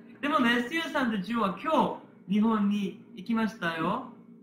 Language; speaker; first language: Japanese; non-native, learner; Korean